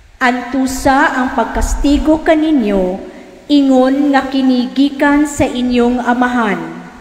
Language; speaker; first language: Cebuano; native; Cebuano